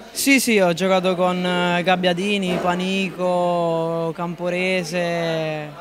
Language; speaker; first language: Italian; native; Italian